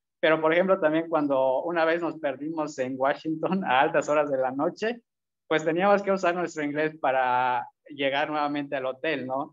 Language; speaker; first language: Spanish; non-native, local second language; Zapotec